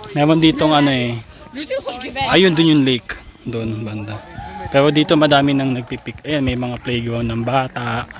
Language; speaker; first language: Filipino; native; Filipino